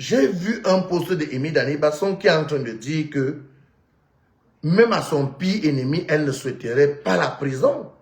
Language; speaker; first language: French; non-native, local second language; Lingala